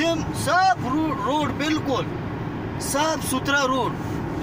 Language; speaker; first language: Hindi; non-native, local second language; Pashto